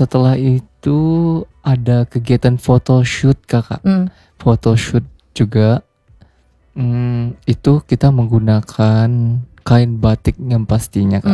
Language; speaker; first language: Indonesian; native; Indonesian